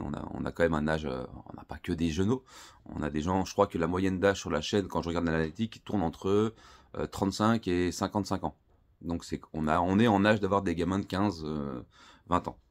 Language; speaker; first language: French; native; French